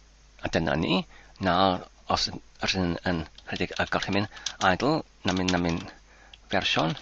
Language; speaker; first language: Welsh; non-native, learner; English